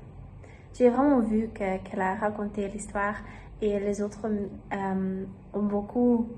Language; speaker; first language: French; non-native, learner; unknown